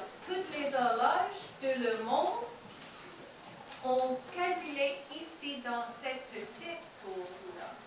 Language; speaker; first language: French; non-native, learner; English